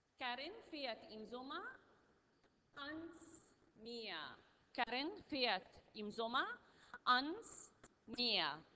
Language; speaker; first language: German; non-native, learner; Arabic